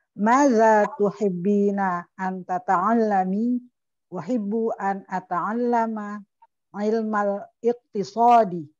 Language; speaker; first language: Arabic; non-native, learner; Indonesian